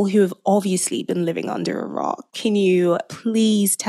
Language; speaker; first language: English; non-native, local second language; Yoruba